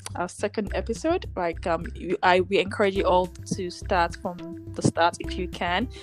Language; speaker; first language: English; non-native, local second language; Yoruba